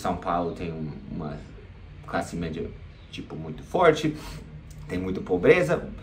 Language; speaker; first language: Portuguese; non-native, fluent; English